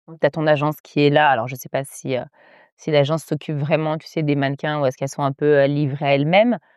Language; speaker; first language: French; early bilingual, other home language; Arabic